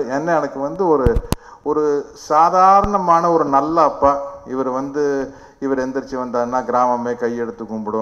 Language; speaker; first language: Tamil; native; Tamil